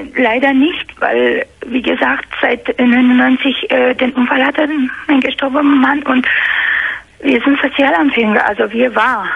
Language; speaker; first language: German; non-native, fluent; Romanian